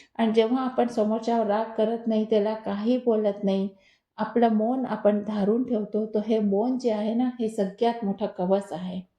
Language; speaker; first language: Marathi; non-native, local second language; Hindi